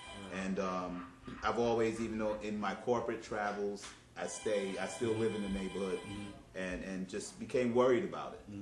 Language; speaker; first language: English; native; English